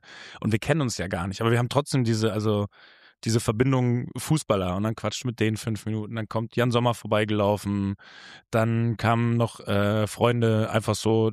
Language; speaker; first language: German; native; German